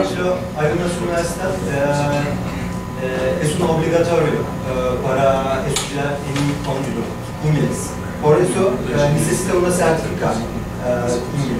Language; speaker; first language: Spanish; non-native, learner; Turkish